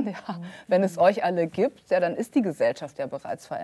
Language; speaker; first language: German; native; German